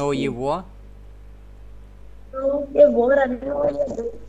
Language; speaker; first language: Russian; non-native, learner; Vietnamese